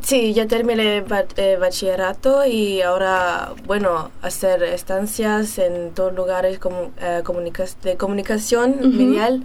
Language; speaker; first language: Spanish; early bilingual, heritage; German